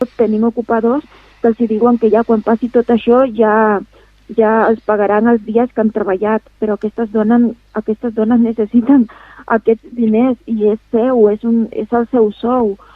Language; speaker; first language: Catalan; non-native, fluent; Spanish